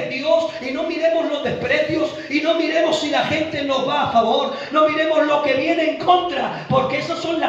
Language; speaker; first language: Spanish; native; Spanish